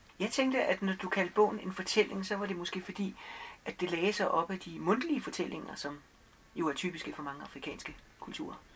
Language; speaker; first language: Danish; native; Danish